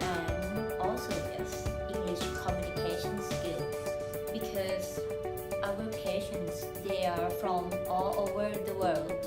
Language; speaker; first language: English; non-native, fluent; Thai